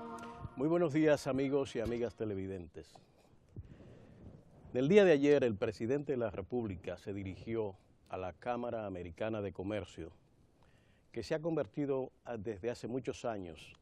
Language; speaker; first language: Spanish; native; Spanish